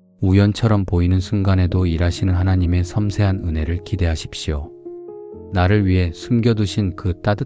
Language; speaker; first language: Korean; native; Korean